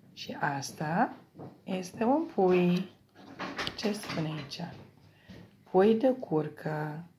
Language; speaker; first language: Romanian; non-native, learner; English